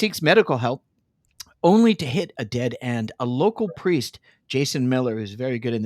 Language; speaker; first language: English; native; English